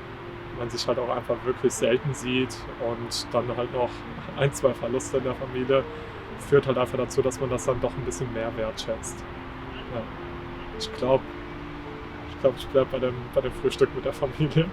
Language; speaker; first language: German; native; German